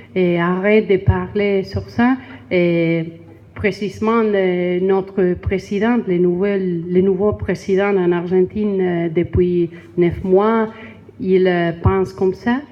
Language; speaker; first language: French; non-native, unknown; Spanish